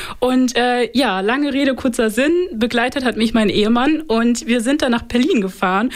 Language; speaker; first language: German; early bilingual, other home language; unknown